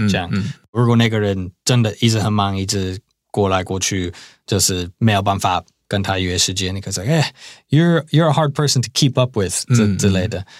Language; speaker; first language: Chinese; non-native, fluent; English